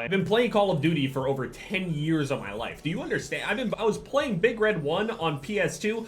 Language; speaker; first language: English; native; English